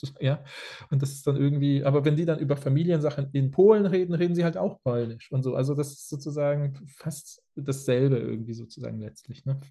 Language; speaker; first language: German; early bilingual, other home language; Polish